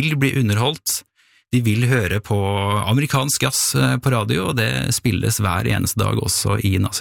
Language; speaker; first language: Norwegian; native; Norwegian